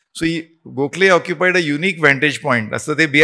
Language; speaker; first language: English; non-native, local second language; Marathi